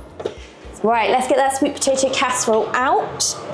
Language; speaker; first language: English; native; English